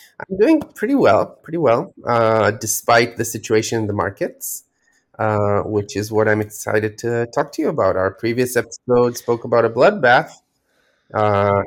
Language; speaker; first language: English; non-native, fluent; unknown